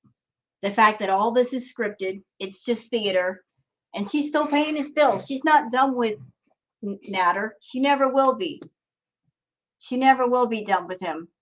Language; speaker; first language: English; native; English